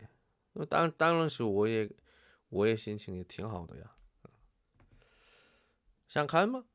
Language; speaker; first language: Chinese; non-native, learner; Korean